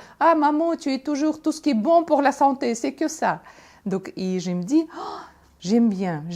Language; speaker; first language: French; non-native, fluent; Russian